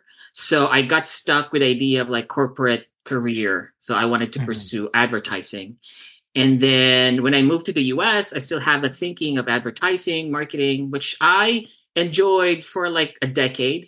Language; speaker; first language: English; non-native, local second language; Cebuano